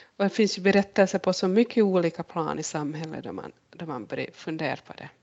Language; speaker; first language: Swedish; native; Swedish